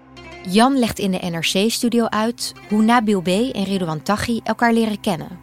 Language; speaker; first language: Dutch; native; Dutch